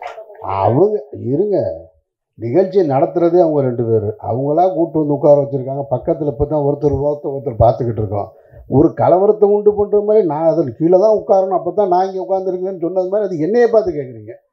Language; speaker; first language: Tamil; native; Tamil